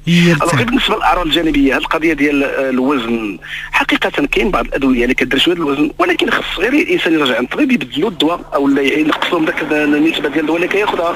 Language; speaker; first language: Arabic; native; Arabic